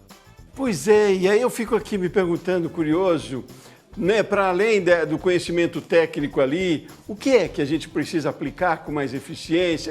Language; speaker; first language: Portuguese; native; Portuguese